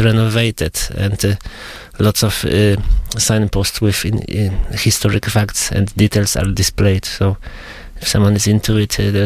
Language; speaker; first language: English; non-native, fluent; Polish